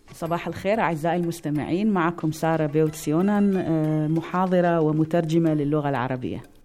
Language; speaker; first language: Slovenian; non-native, fluent; Arabic